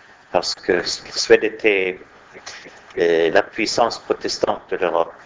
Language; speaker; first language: French; non-native, fluent; Swedish